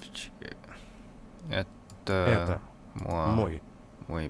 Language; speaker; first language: Russian; non-native, learner; English